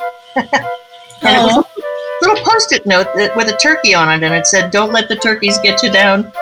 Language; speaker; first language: English; native; English